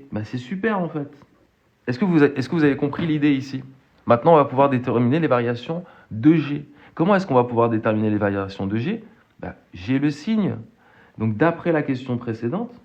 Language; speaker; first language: French; native; French